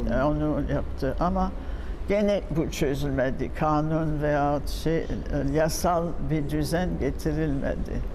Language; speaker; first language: Turkish; non-native, fluent; French